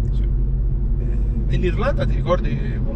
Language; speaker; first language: Italian; native; Italian